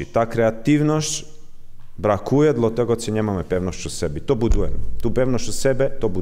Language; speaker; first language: Polish; non-native, learner; Croatian